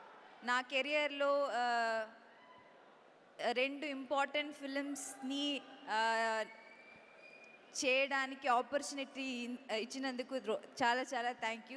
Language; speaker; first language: Telugu; non-native, learner; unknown